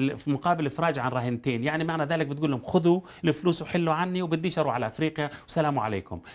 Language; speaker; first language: Arabic; native; Arabic